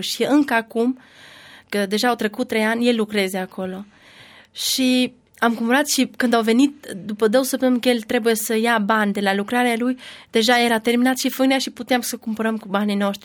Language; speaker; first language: Romanian; non-native, learner; Albanian